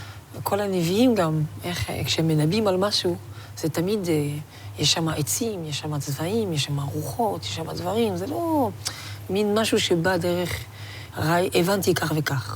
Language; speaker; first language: Hebrew; non-native, fluent; French